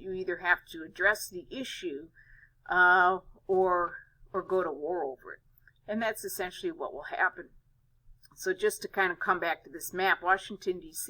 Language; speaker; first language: English; native; English